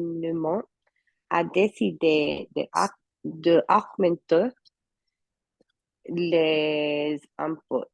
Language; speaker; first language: French; non-native, learner; Spanish